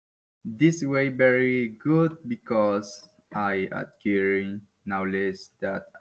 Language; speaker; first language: English; non-native, learner; Spanish